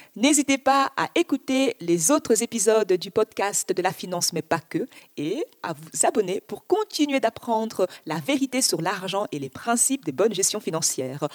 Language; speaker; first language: French; early bilingual, other home language; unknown